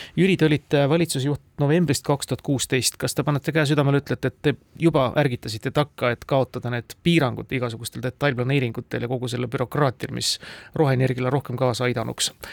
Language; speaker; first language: Estonian; native; Estonian